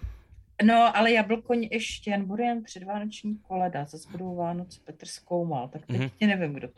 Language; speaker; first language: Czech; native; Czech